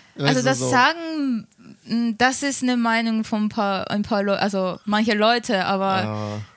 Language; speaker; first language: German; non-native, fluent; Japanese